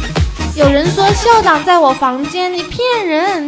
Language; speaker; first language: Chinese; native; Chinese